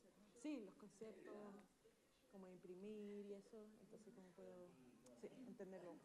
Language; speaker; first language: Spanish; non-native, learner; English